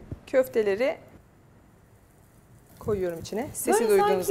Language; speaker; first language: Turkish; native; Turkish